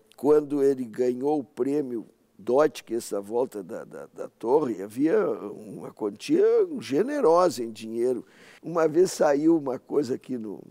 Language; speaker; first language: Portuguese; native; Portuguese